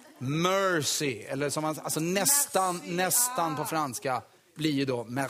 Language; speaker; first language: Swedish; native; Swedish